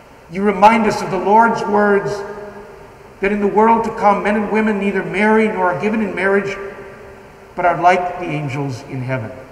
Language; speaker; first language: English; native; English